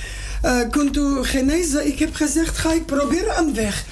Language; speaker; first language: Dutch; non-native, learner; Armenian